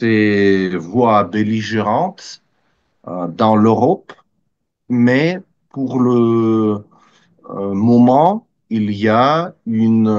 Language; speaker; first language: French; non-native, fluent; Russian